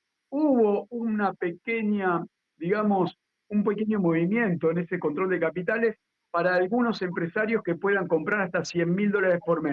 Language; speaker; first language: Spanish; native; Spanish